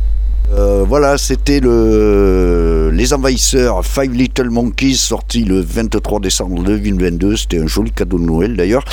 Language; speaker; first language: French; native; French